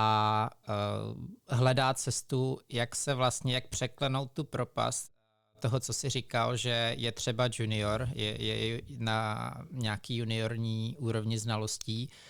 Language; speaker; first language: Czech; native; Czech